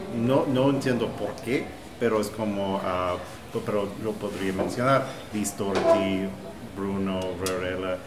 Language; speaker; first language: Spanish; non-native, fluent; English